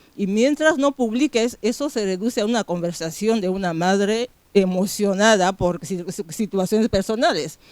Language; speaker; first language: Spanish; non-native, fluent; Fang